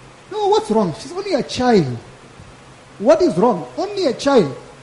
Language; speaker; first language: English; native; English